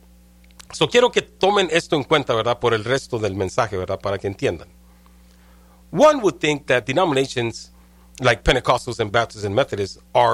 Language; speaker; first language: Spanish; early bilingual, heritage; Spanish